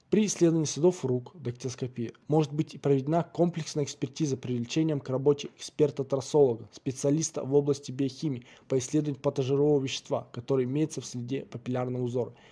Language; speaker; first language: Russian; non-native, local second language; Kazakh